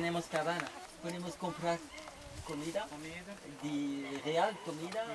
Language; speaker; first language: Spanish; non-native, learner; French